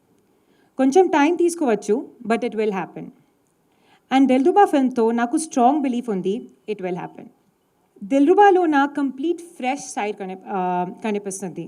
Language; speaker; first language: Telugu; non-native, learner; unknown